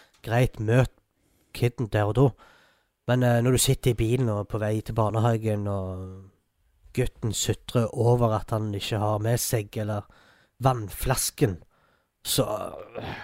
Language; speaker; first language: Norwegian; early bilingual, other home language; Arabic